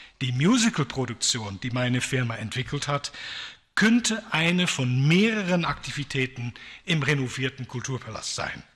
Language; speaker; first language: German; non-native, fluent; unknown